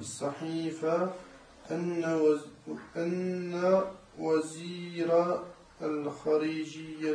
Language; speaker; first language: Arabic; non-native, learner; French